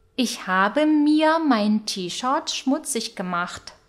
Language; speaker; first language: German; non-native, fluent; Russian